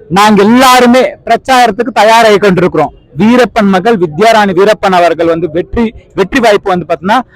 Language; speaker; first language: Tamil; non-native, local second language; Telugu